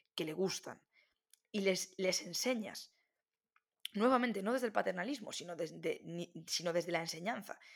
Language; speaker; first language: Spanish; native; Spanish